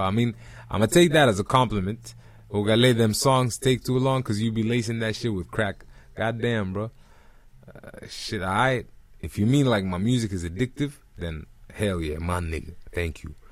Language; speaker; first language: English; early bilingual, other home language; Arabic